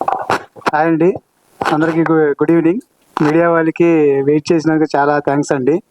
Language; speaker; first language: Telugu; native; Telugu